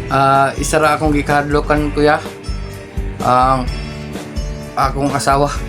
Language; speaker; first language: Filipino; non-native, local second language; Cebuano